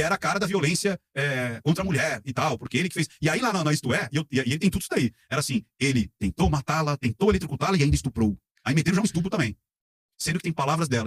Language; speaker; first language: Portuguese; native; Portuguese